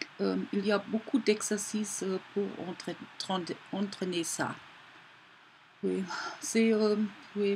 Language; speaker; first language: French; non-native, learner; German